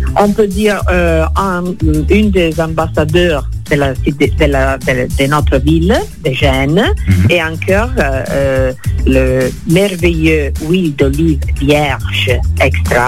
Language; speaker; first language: French; non-native, fluent; Italian